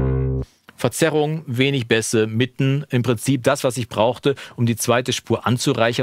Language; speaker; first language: German; native; German